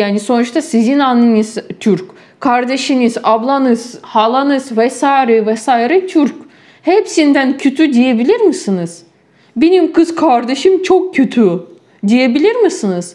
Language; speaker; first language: Turkish; non-native, fluent; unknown